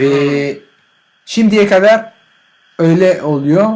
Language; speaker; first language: Turkish; non-native, learner; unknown